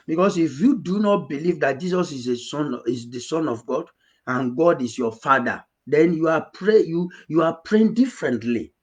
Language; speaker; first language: English; non-native, local second language; Yoruba